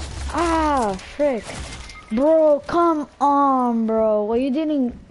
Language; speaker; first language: English; early bilingual, other home language; Spanish